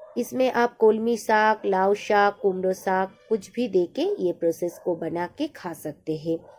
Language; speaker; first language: Hindi; non-native, local second language; Bangla